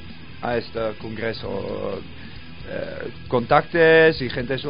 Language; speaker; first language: Spanish; non-native, learner; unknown